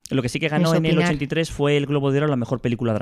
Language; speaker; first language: Spanish; native; Spanish